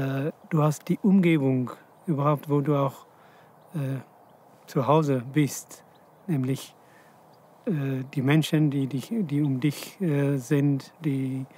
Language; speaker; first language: German; non-native, fluent; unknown